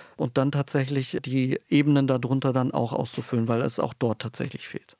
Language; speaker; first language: German; early bilingual, other home language; Turkish